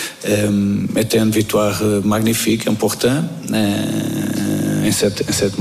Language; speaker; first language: French; non-native, fluent; Portuguese